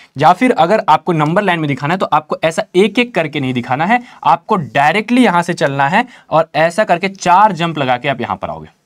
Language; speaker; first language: Hindi; native; Hindi